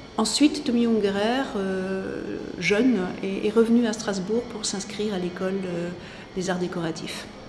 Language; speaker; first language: French; native; French